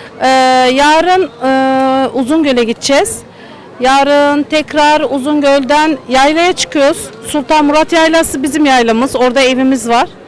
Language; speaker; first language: Turkish; native; Turkish